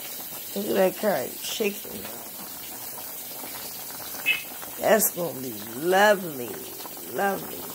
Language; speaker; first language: English; native; English